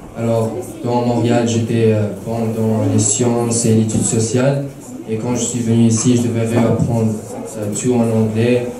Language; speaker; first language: French; early bilingual, other home language; Arabic